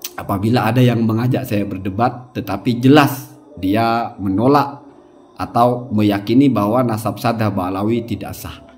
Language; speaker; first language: Indonesian; non-native, local second language; Madurese